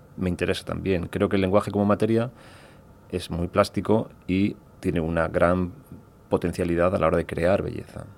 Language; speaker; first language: Spanish; native; Spanish